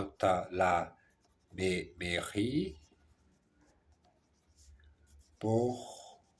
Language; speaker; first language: French; non-native, learner; Portuguese